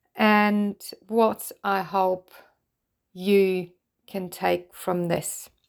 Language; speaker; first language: English; non-native, fluent; German